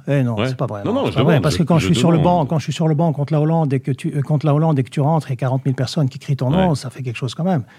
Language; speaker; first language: French; native; French